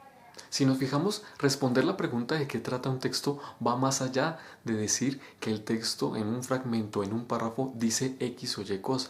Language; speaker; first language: Spanish; native; Spanish